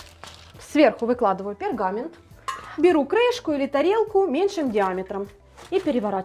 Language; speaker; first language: Russian; native; Russian